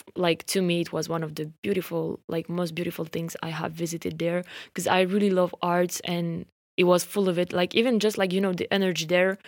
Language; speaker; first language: English; non-native, fluent; French